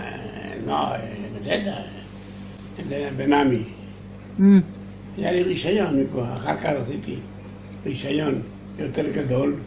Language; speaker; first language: Hebrew; non-native, learner; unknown